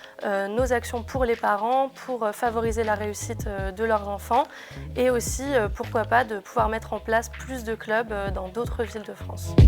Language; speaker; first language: French; native; French